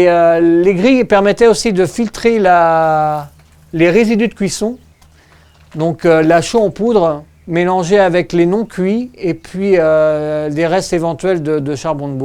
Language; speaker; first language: French; native; French